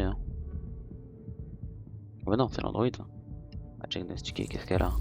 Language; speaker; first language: French; native; French